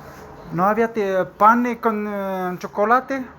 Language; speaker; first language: Italian; non-native, learner; French